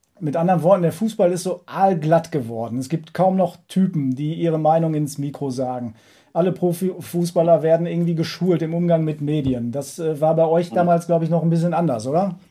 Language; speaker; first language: German; native; German